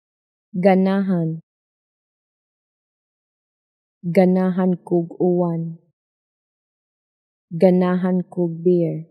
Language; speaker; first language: Cebuano; non-native, learner; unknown